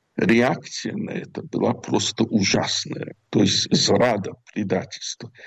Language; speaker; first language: Russian; native; Russian